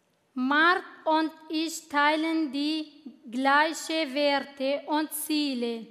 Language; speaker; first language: German; non-native, fluent; Kurdish